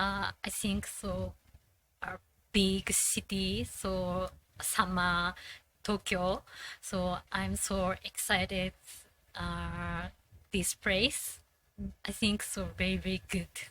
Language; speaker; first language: English; non-native, learner; Japanese